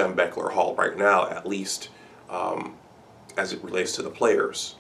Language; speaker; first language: English; native; English